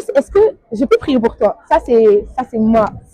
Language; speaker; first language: French; native; French